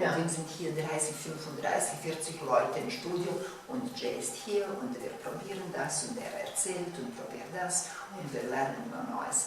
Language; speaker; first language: German; non-native, fluent; Bosnian